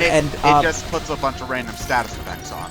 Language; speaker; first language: English; native; English